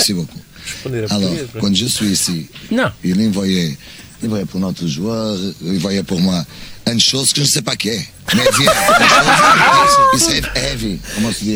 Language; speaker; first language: French; non-native, learner; Portuguese